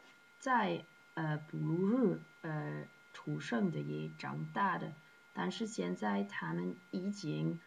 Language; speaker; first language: Chinese; non-native, learner; Dutch